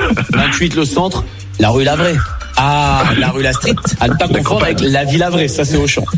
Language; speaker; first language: French; native; French